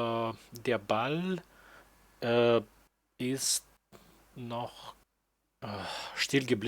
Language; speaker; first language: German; non-native, learner; English